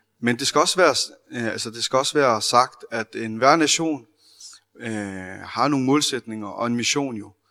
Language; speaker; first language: Danish; early bilingual, other home language; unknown